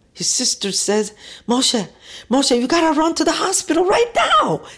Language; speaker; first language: English; non-native, fluent; Korean